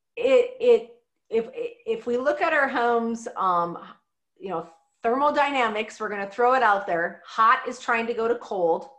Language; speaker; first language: English; native; English